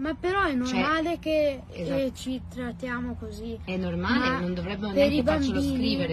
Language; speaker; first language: Italian; early bilingual, heritage; Italian